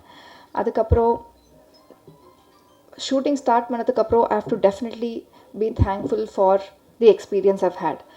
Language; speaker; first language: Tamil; non-native, learner; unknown